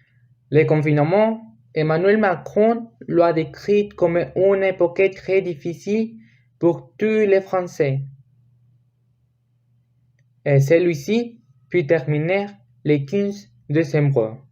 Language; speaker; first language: French; non-native, learner; Spanish